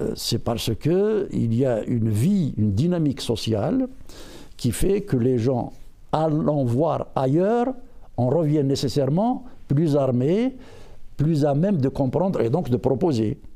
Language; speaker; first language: French; non-native, local second language; Berber languages